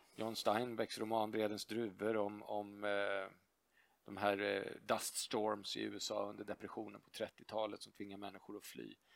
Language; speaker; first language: Swedish; native; Swedish